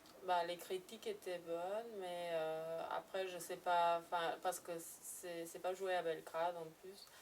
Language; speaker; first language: French; non-native, fluent; Serbian